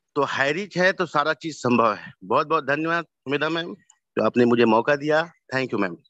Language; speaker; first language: Hindi; native; Hindi